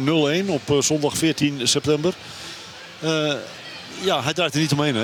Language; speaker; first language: Dutch; native; Dutch